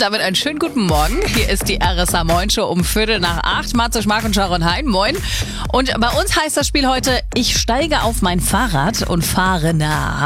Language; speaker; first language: German; native; German